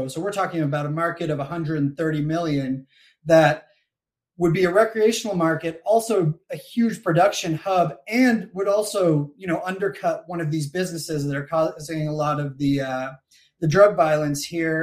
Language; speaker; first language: English; native; English